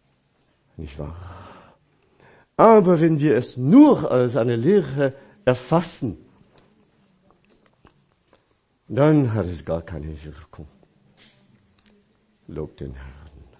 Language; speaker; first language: German; non-native, fluent; Chinese